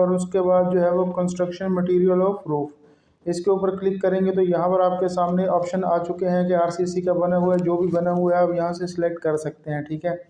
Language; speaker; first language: Urdu; non-native, local second language; Punjabi